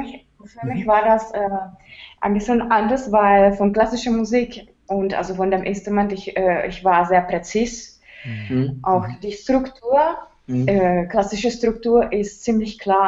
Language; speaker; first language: German; non-native, fluent; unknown